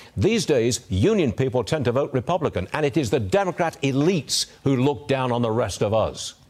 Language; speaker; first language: English; native; English